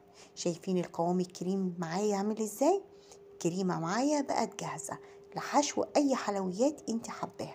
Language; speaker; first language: Arabic; native; Arabic